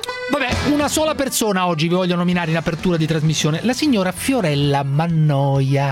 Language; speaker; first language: Italian; native; Italian